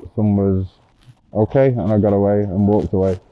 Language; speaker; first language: English; native; English